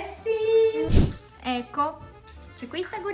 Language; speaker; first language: Italian; native; Italian